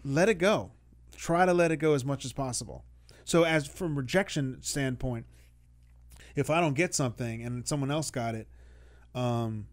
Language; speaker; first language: English; native; English